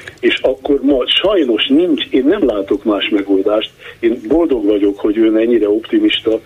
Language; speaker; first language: Hungarian; native; Hungarian